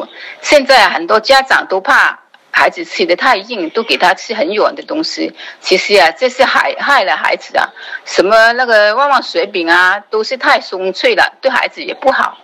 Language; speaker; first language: Chinese; native; Chinese